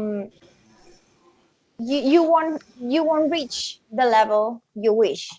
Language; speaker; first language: English; non-native, fluent; Spanish